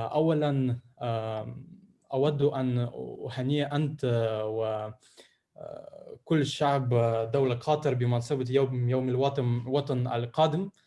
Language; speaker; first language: Arabic; non-native, learner; Russian